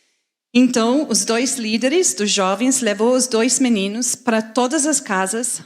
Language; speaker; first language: Portuguese; non-native, fluent; English